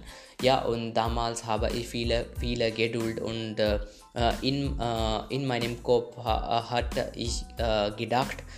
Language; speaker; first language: German; non-native, learner; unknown